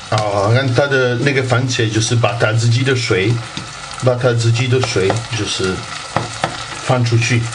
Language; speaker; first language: Chinese; non-native, fluent; Italian